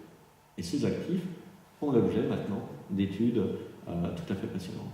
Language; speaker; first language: French; native; French